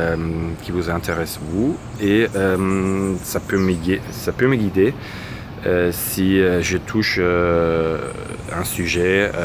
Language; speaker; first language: French; non-native, fluent; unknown